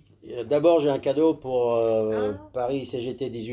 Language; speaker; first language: French; native; French